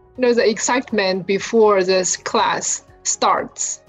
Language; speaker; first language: English; non-native, fluent; Chinese